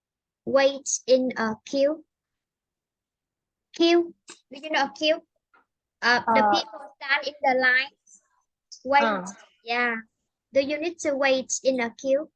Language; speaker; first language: English; non-native, fluent; Vietnamese